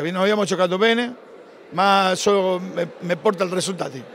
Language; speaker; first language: Italian; non-native, fluent; Spanish